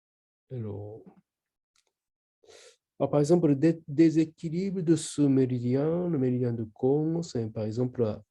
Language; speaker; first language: French; non-native, learner; Japanese